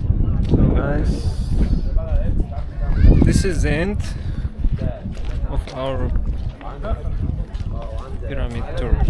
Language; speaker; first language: English; non-native, fluent; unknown